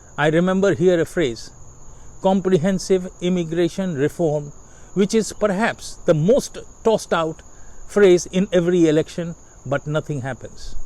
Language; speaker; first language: English; non-native, local second language; Hindi